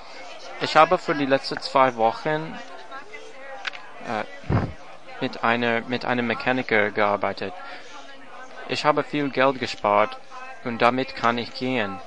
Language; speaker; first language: German; non-native, learner; English